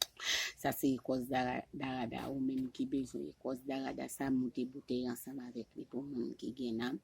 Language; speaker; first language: French; non-native, local second language; Haitian Creole